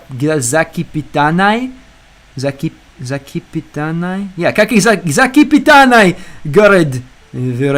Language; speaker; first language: Russian; non-native, learner; English